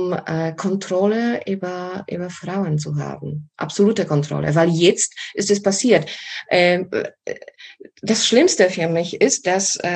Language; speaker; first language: German; non-native, fluent; Polish